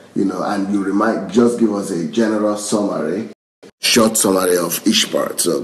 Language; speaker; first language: English; non-native, local second language; Yoruba